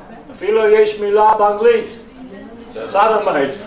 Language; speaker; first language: Hebrew; non-native, fluent; English